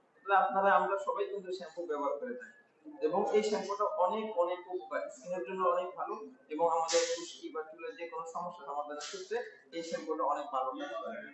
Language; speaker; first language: Bangla; native; Bangla